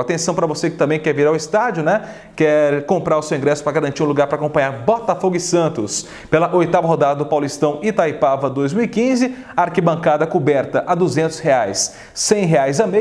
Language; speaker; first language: Portuguese; native; Portuguese